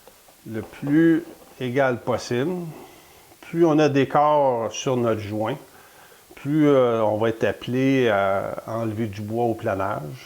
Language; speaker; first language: French; native; French